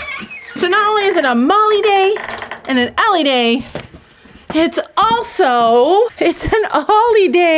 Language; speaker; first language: English; native; English